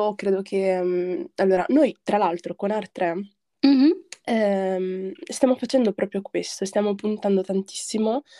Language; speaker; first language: Italian; early bilingual, other home language; Arabic